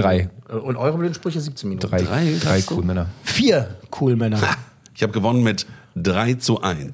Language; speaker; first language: German; native; German